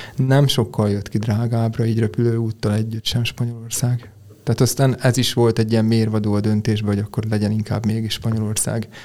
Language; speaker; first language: Hungarian; native; Hungarian